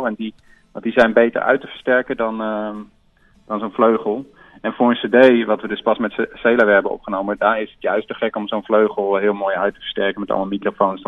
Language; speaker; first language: Dutch; native; Dutch